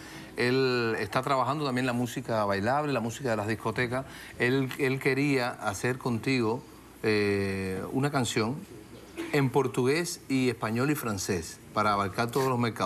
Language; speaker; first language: Spanish; native; Spanish